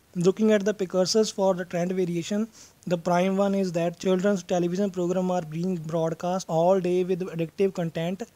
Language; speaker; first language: English; non-native, local second language; Punjabi